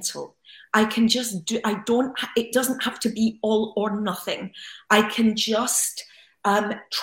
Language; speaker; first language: English; native; English